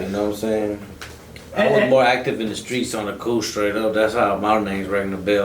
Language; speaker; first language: English; native; English